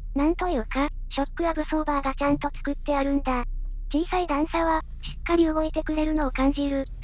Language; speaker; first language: Japanese; native; Japanese